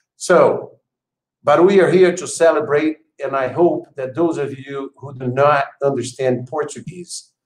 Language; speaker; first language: English; non-native, fluent; Portuguese